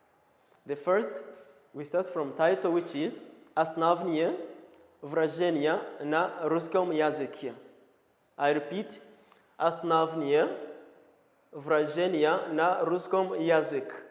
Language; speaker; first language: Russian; non-native, learner; Kinyarwanda